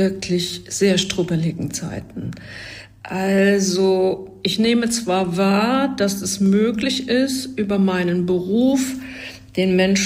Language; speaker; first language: German; native; German